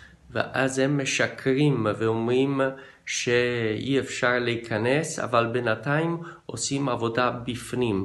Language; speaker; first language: Hebrew; non-native, fluent; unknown